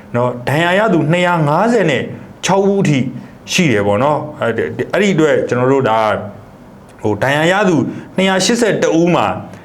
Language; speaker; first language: Burmese; native; Burmese